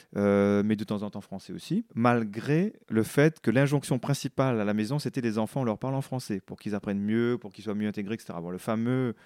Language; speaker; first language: French; non-native, local second language; Réunion Creole French